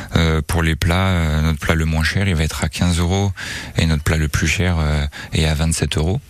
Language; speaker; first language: French; native; French